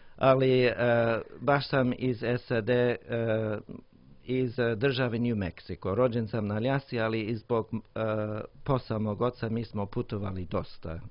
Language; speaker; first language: Croatian; non-native, learner; English